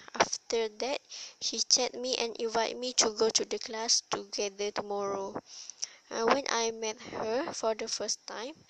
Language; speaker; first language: English; non-native, learner; Malay